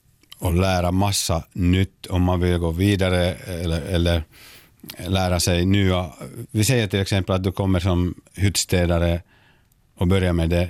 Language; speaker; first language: Swedish; non-native, local second language; Finnish